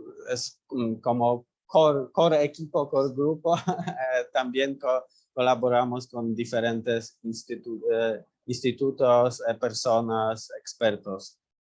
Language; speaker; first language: Spanish; non-native, learner; Polish